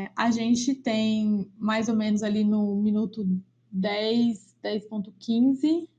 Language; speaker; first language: Portuguese; native; Portuguese